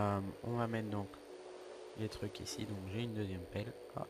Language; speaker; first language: French; native; French